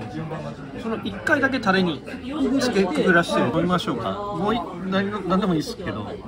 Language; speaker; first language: Japanese; native; Japanese